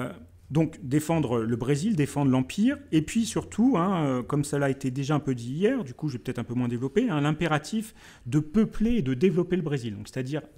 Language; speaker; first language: French; native; French